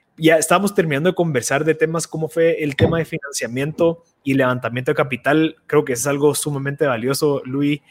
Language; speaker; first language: Spanish; native; Spanish